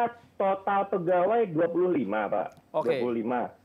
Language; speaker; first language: Indonesian; native; Indonesian